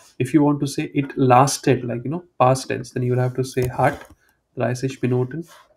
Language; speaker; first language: English; non-native, local second language; Hindi